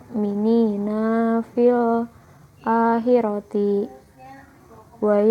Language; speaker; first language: Arabic; non-native, learner; Indonesian